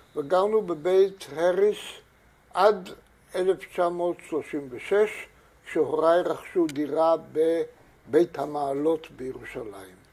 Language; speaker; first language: Hebrew; native; Hebrew